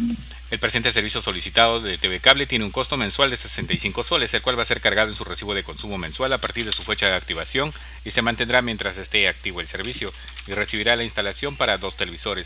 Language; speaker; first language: Spanish; native; Spanish